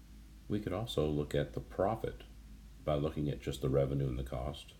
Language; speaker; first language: English; native; English